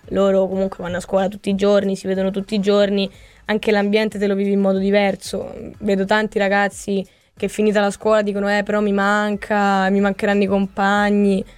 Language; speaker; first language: Italian; native; Italian